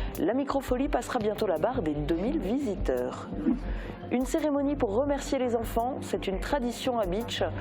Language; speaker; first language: French; native; French